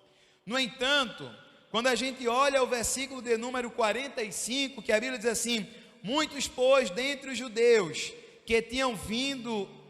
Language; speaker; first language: Portuguese; native; Portuguese